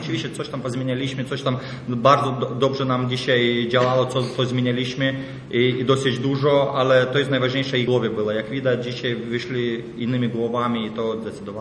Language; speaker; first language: Polish; non-native, fluent; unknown